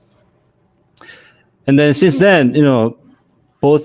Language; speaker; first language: English; non-native, fluent; Korean